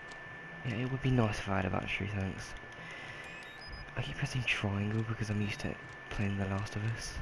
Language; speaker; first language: English; native; English